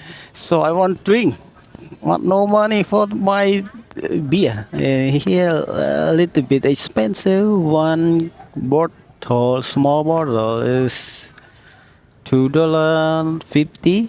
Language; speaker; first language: English; non-native, learner; Khmer